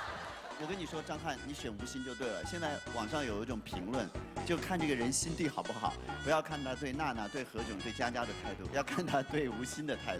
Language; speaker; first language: Chinese; native; Chinese